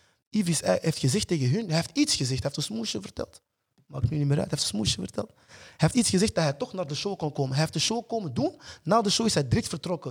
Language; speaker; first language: Dutch; early bilingual, other home language; French